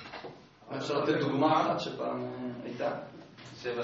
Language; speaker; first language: Hebrew; non-native, fluent; English